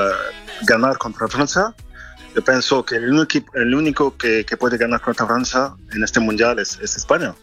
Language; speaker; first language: Spanish; non-native, fluent; French